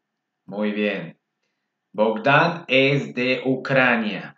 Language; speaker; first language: Spanish; non-native, fluent; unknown